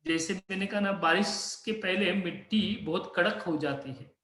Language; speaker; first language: Hindi; non-native, local second language; Marathi